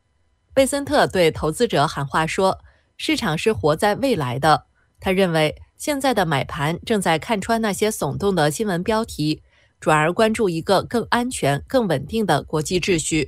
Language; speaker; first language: Chinese; native; Chinese